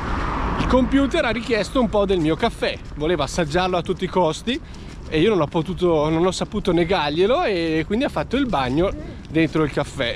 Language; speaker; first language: Italian; native; Italian